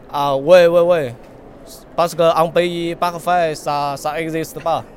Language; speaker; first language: French; non-native, fluent; Chinese